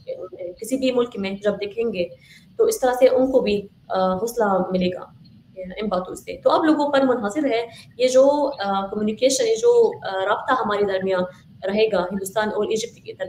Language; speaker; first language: Hindi; non-native, fluent; Arabic